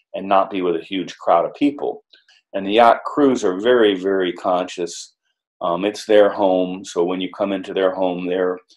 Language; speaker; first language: English; native; English